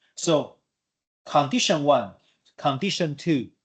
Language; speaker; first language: English; non-native, fluent; Chinese